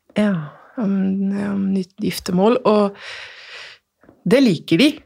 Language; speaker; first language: Norwegian; non-native, fluent; Persian